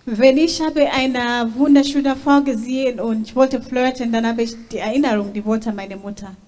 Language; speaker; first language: German; non-native, learner; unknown